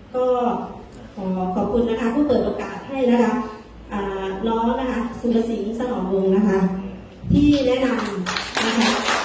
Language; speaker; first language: Thai; native; Thai